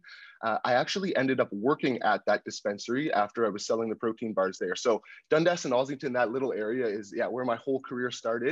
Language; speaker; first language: English; native; English